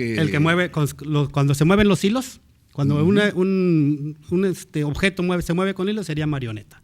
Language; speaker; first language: Spanish; native; Spanish